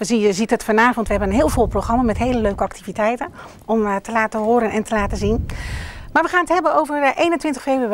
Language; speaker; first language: Dutch; native; Dutch